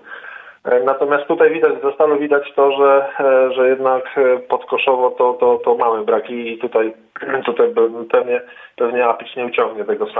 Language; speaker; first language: Polish; native; Polish